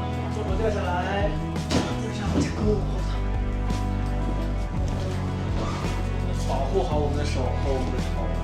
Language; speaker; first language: Chinese; native; Chinese